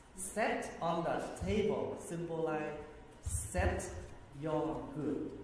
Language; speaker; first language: English; early bilingual, other home language; Vietnamese